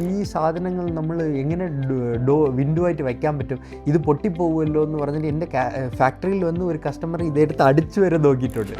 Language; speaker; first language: Malayalam; non-native, local second language; Tamil